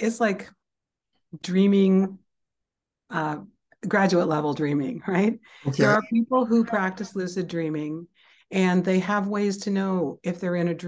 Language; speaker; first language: English; native; English